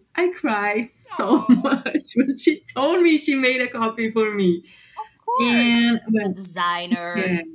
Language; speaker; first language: English; non-native, fluent; Portuguese